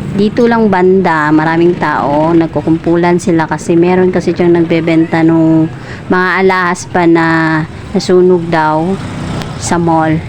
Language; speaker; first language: Filipino; non-native, local second language; Cebuano